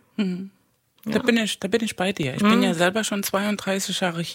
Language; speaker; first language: German; non-native, fluent; Spanish